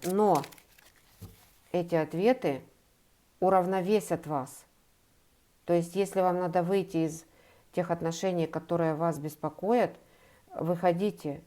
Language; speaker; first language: Russian; native; Russian